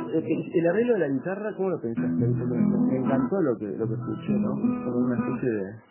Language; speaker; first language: Spanish; native; Spanish